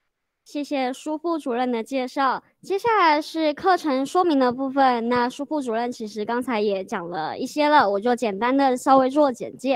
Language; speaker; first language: Chinese; native; Chinese